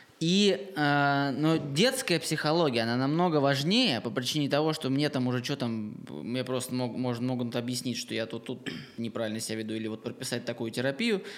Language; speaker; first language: Russian; native; Russian